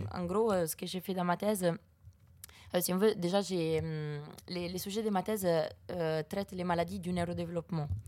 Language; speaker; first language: French; non-native, fluent; Italian